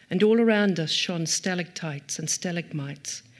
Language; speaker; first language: English; native; English